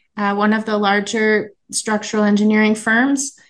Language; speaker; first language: English; native; English